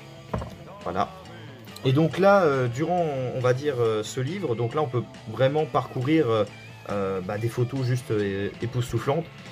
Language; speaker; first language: French; native; French